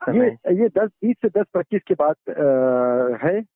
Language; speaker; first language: Hindi; native; Hindi